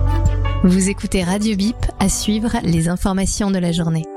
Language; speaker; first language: French; native; French